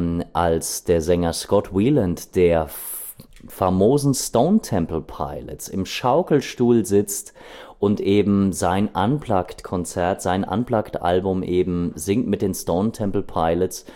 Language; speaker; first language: German; native; German